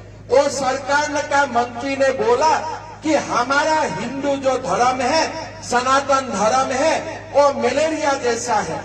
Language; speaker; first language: Hindi; non-native, local second language; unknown